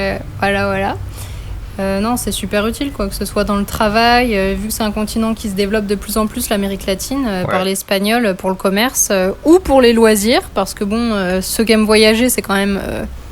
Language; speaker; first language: French; native; French